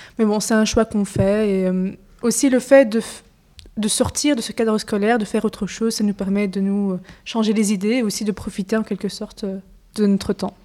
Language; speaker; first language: French; native; French